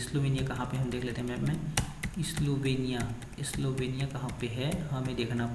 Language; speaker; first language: Hindi; native; Hindi